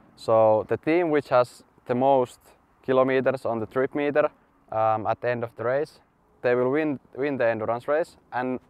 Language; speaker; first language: English; non-native, fluent; Finnish